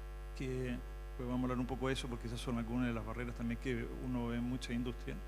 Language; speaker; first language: Spanish; native; Spanish